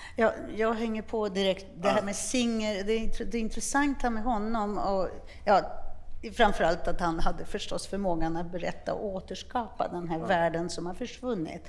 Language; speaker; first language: Swedish; non-native, fluent; Polish